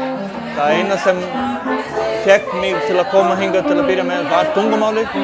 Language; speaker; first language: Icelandic; non-native, fluent; Portuguese